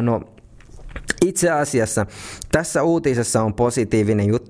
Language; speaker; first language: Finnish; native; Finnish